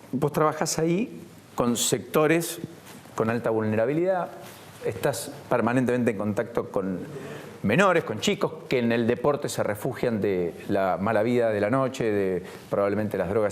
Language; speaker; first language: Spanish; native; Spanish